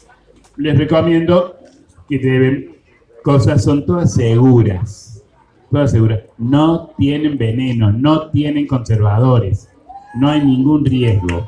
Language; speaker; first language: Spanish; native; Spanish